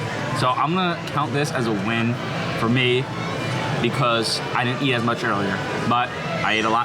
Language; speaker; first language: English; native; English